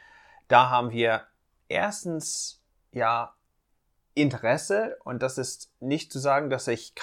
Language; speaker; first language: German; non-native, fluent; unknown